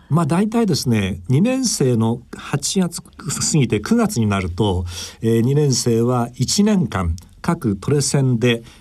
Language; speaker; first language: Japanese; native; Japanese